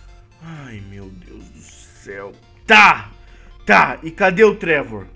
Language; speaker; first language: Portuguese; native; Portuguese